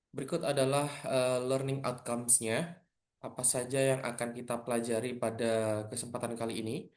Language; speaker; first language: Indonesian; non-native, local second language; Madurese